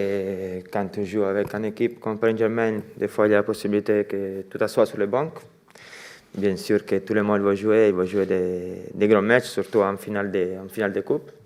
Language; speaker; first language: French; non-native, fluent; Italian